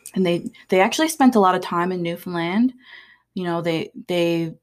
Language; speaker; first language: English; native; English